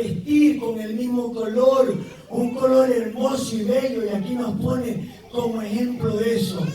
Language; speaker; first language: Spanish; native; Spanish